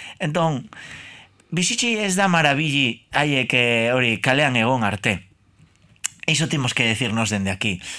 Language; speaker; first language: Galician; non-native, local second language; Spanish